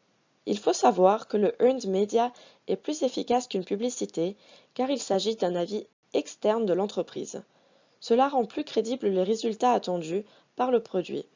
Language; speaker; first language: French; native; French